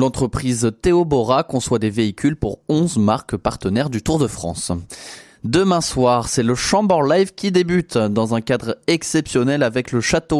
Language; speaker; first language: French; native; French